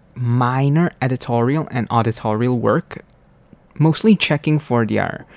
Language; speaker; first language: English; non-native, local second language; Cantonese